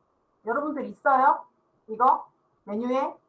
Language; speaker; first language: Korean; native; Korean